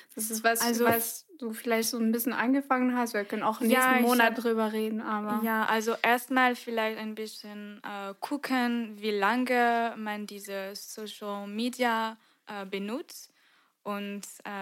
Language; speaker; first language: German; non-native, fluent; French